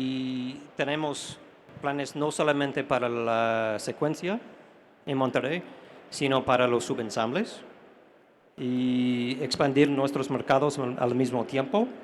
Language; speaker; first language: Spanish; non-native, fluent; English